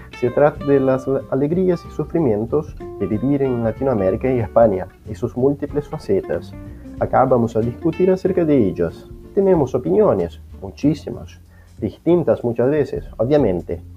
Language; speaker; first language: Spanish; non-native, fluent; Portuguese